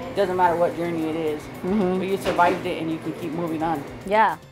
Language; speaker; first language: English; native; English